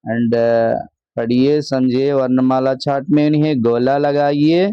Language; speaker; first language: Hindi; non-native, local second language; Telugu